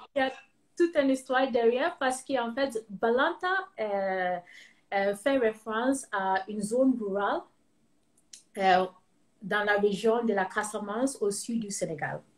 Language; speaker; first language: French; non-native, fluent; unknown